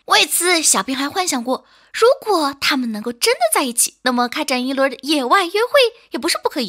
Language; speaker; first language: Chinese; native; Chinese